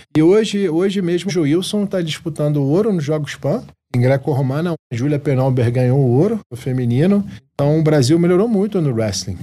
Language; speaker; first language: Portuguese; early bilingual, heritage; Arabic